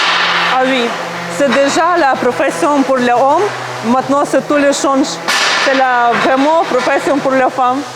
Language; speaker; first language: French; non-native, learner; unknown